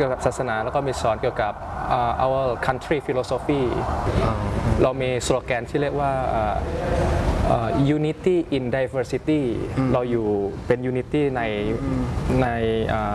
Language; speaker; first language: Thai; early bilingual, other home language; Indonesian